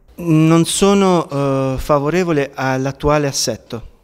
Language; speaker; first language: Italian; native; Italian